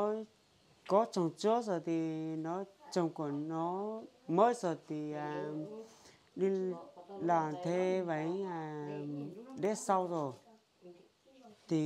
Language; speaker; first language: Vietnamese; non-native, local second language; Hmong